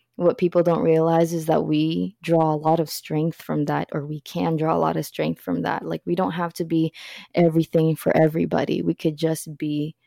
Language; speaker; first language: English; early bilingual, other home language; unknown